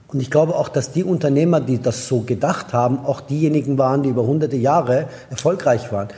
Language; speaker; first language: German; non-native, fluent; Persian